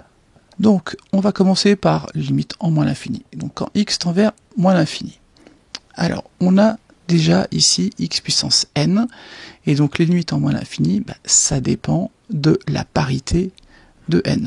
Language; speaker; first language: French; native; French